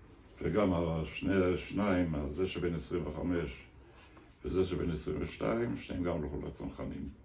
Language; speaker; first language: Hebrew; early bilingual, other home language; German